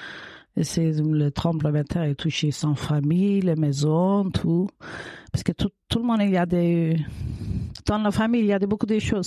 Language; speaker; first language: French; non-native, learner; Kurdish